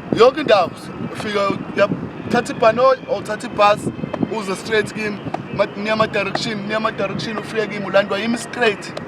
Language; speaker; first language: Zulu; native; Zulu